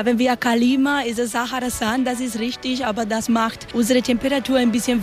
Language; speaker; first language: German; non-native, learner; Spanish